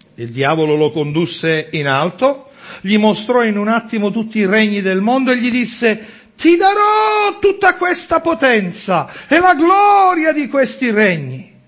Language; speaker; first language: Italian; native; Italian